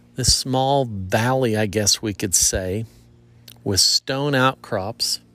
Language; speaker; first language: English; native; English